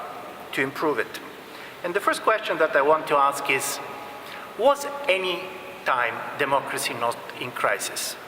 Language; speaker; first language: English; non-native, fluent; Bulgarian